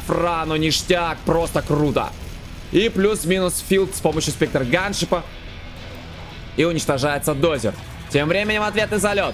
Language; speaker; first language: Russian; native; Russian